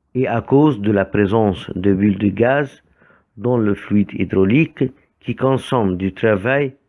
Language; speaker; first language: French; non-native, fluent; Arabic